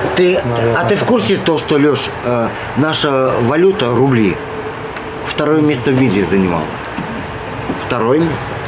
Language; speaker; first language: Russian; native; Russian